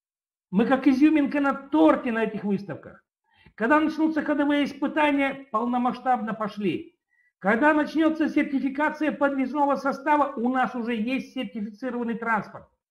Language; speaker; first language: Russian; native; Russian